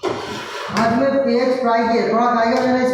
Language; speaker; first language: Hindi; non-native, learner; Bangla